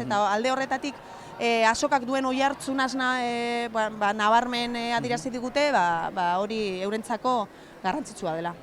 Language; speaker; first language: Basque; native; Basque